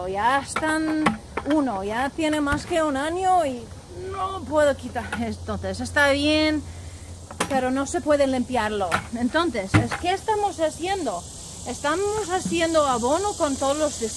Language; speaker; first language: Spanish; non-native, learner; English